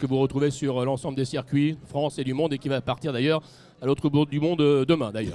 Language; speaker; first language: French; native; French